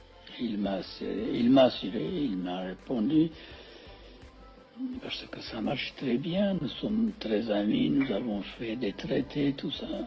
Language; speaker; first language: French; non-native, fluent; Amharic